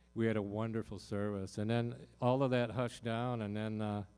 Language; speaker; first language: English; native; English